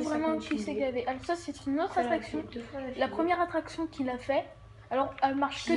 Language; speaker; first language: French; native; French